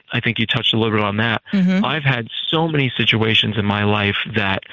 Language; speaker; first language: English; native; English